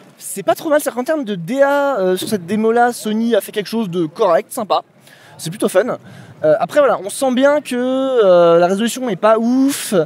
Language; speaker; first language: French; native; French